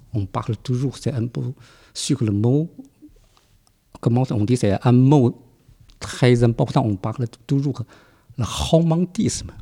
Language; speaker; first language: French; non-native, fluent; Chinese